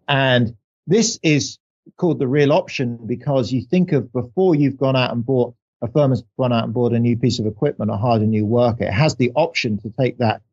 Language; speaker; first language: English; native; English